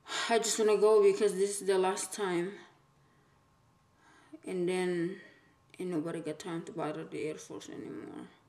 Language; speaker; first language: English; non-native, fluent; Indonesian